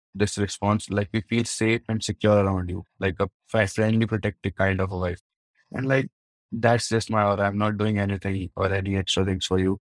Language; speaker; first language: English; non-native, local second language; Hindi